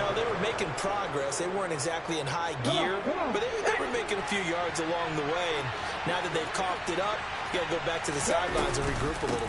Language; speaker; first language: English; native; English